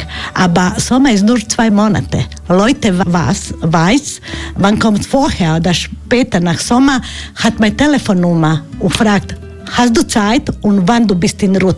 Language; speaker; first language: German; non-native, learner; Croatian